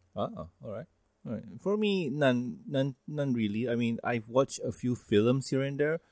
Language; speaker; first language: English; non-native, local second language; Malay